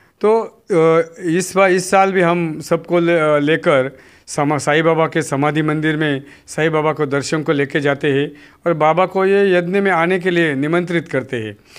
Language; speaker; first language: Hindi; non-native, local second language; Marathi